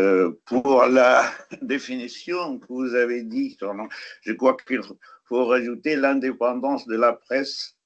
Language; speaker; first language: French; non-native, fluent; Arabic